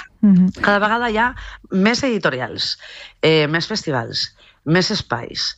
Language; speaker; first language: Catalan; non-native, local second language; Spanish